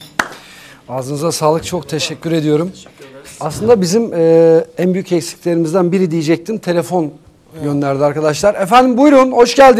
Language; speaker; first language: Turkish; native; Turkish